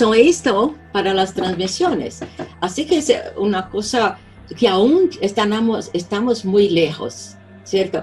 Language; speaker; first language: Spanish; non-native, fluent; Portuguese